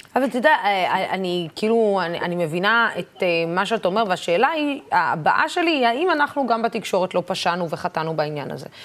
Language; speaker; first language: Hebrew; native; Hebrew